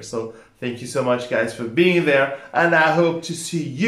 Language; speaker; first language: English; non-native, fluent; Portuguese